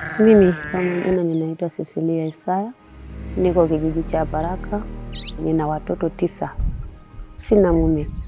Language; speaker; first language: Swahili; non-native, local second language; Masai